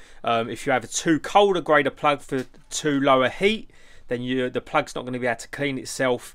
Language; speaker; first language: English; native; English